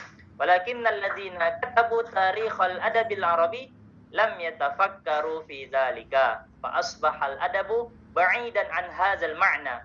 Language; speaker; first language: Arabic; non-native, learner; Indonesian